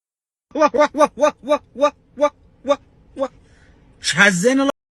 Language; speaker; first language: Arabic; native; Arabic